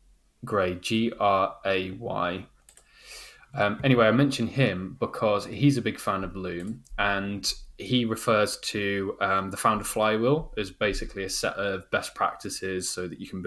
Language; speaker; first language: English; native; English